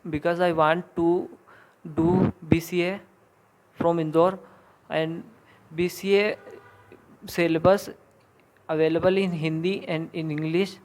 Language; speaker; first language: English; non-native, learner; Hindi